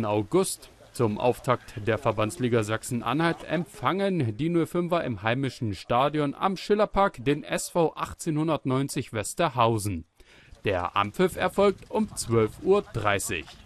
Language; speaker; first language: German; native; German